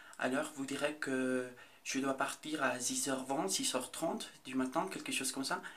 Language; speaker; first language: French; non-native, fluent; Spanish